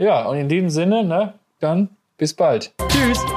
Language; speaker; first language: German; native; German